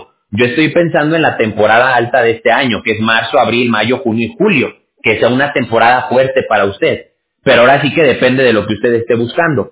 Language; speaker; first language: Spanish; native; Spanish